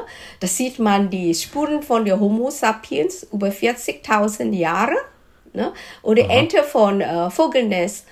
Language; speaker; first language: German; non-native, fluent; Malay